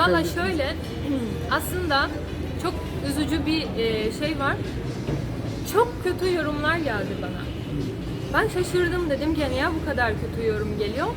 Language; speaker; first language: Turkish; non-native, fluent; Portuguese